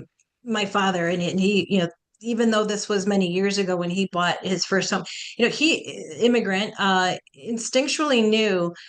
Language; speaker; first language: English; early bilingual, other home language; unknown